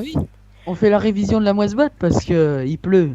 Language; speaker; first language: French; native; French